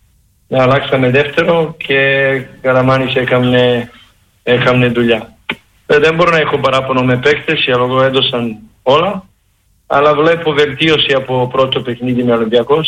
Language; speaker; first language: Greek; non-native, learner; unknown